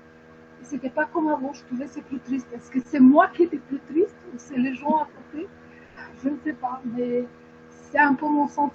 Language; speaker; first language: French; non-native, fluent; Ukrainian